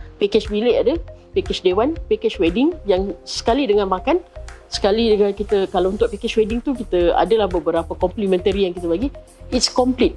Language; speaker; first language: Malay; native; Malay